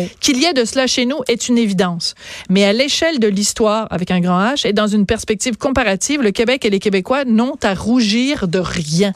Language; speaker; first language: French; native; French